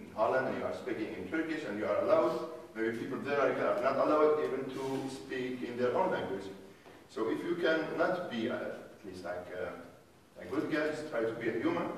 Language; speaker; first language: English; non-native, fluent; Arabic